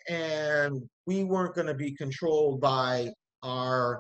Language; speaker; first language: English; native; English